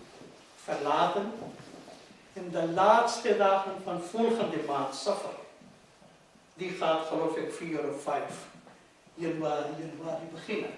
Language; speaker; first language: Dutch; non-native, fluent; Urdu